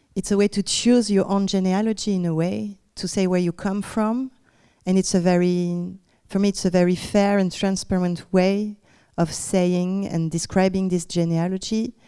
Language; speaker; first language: English; non-native, fluent; French